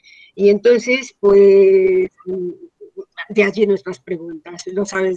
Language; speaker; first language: Spanish; native; Spanish